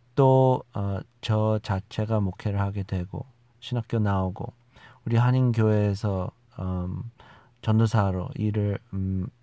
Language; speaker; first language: Korean; non-native, fluent; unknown